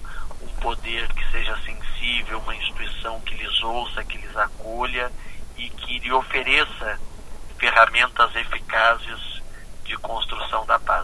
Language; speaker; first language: Portuguese; native; Portuguese